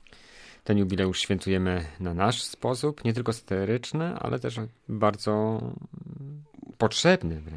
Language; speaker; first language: Polish; native; Polish